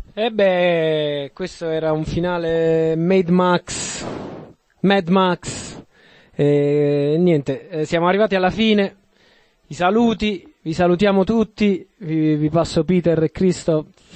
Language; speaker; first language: Italian; native; Italian